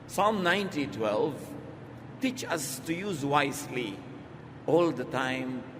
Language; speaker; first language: English; non-native, local second language; Filipino